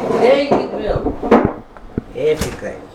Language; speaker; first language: Dutch; non-native, learner; Greek